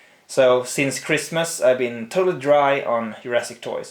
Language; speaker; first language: English; non-native, fluent; Swedish